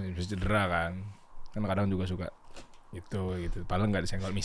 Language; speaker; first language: Indonesian; native; Indonesian